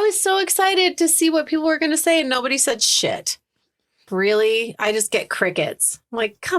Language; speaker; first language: English; native; English